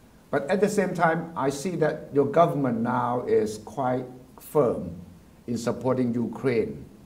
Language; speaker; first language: English; non-native, fluent; Thai